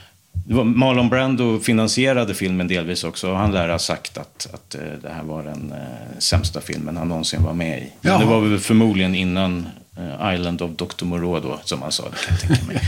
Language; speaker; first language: Swedish; native; Swedish